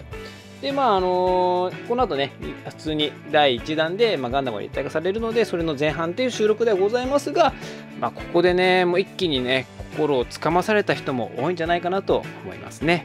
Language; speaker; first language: Japanese; native; Japanese